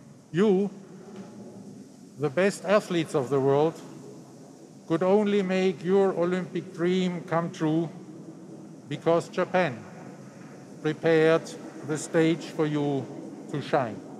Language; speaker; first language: English; non-native, fluent; German